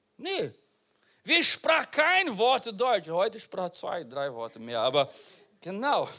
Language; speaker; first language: German; non-native, learner; Portuguese